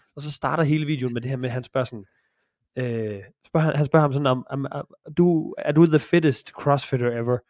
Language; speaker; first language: Danish; native; Danish